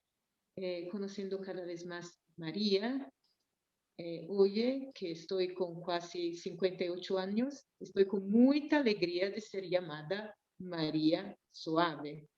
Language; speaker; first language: Spanish; non-native, fluent; Portuguese